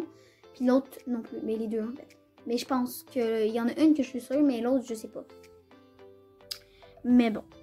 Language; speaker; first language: French; native; French